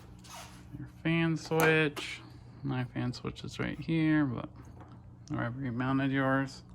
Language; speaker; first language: English; native; English